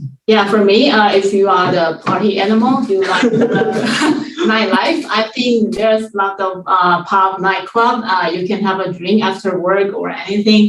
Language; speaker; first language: English; non-native, fluent; Chinese